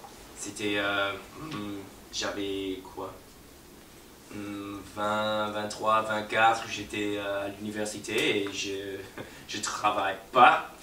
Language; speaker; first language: French; non-native, fluent; English